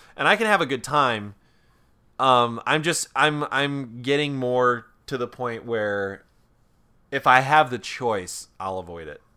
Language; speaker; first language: English; native; English